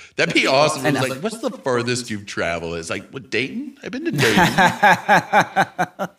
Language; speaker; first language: English; native; English